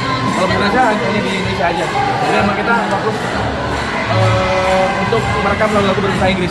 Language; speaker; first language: Indonesian; native; Indonesian